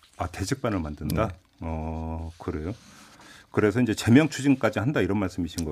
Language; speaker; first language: Korean; native; Korean